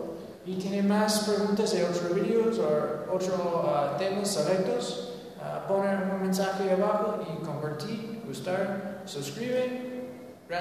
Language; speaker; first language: Spanish; non-native, learner; English